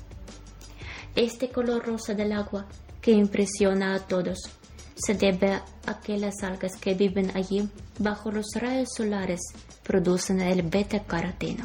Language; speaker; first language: Spanish; non-native, fluent; Ukrainian